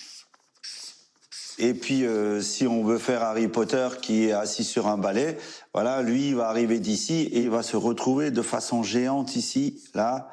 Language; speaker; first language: French; native; French